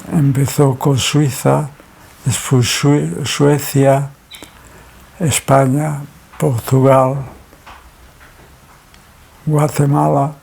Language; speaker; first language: Spanish; early bilingual, other home language; German